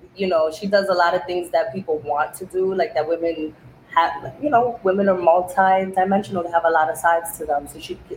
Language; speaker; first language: English; early bilingual, other home language; Spanish